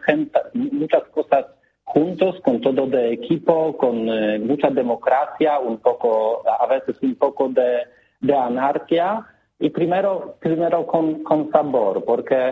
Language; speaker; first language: Spanish; non-native, learner; Polish